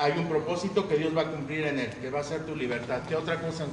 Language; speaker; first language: Spanish; native; Spanish